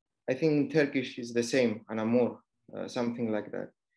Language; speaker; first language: English; non-native, fluent; Greek